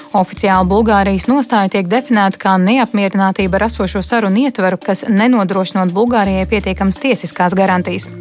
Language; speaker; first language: Latvian; native; Latvian